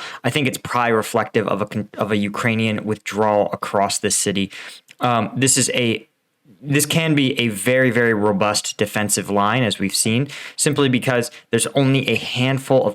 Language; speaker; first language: English; native; English